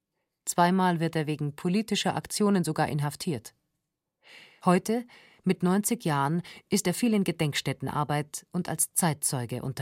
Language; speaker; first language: German; native; German